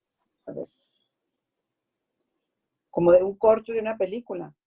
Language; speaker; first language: Spanish; native; Spanish